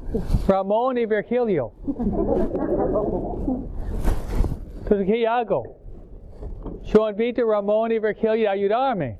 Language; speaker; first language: Spanish; non-native, fluent; English